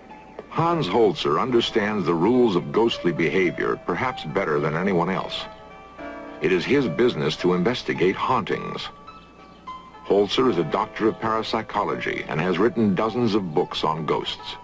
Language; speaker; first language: English; native; English